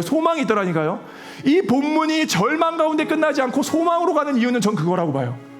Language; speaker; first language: Korean; native; Korean